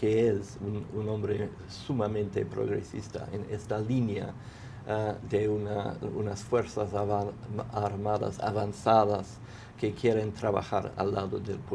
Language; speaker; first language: Spanish; non-native, fluent; English